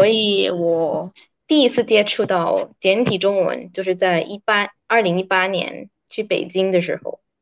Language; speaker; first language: Chinese; early bilingual, heritage; Chinese